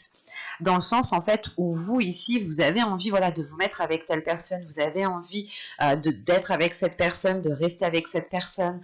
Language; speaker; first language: French; native; French